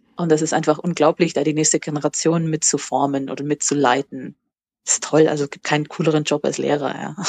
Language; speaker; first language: German; native; German